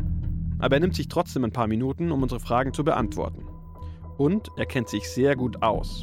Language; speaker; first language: German; native; German